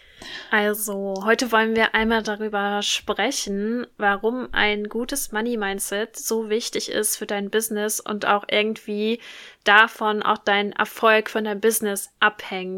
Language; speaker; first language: German; native; German